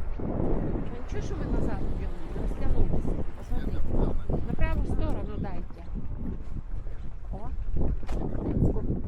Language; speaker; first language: Russian; native; Russian